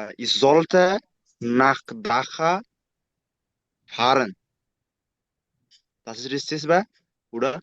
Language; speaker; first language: German; non-native, learner; Bangla